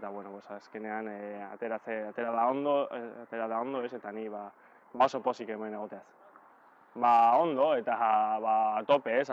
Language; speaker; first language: Basque; non-native, local second language; Spanish